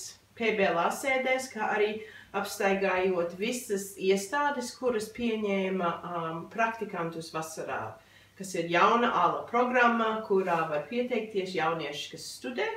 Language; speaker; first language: Latvian; early bilingual, heritage; English